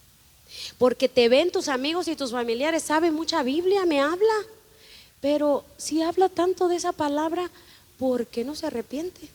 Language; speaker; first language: Spanish; native; Spanish